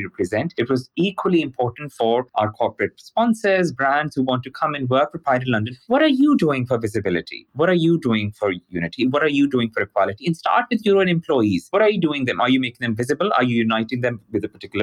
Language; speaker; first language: English; non-native, local second language; Urdu